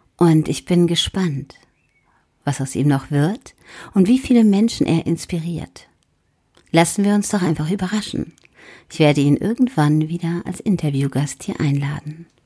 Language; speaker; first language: German; native; German